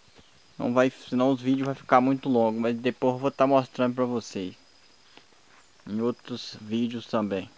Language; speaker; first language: Portuguese; native; Portuguese